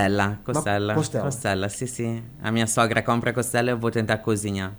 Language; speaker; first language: Portuguese; non-native, fluent; Italian